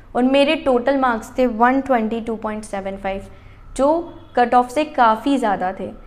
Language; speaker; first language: Hindi; native; Hindi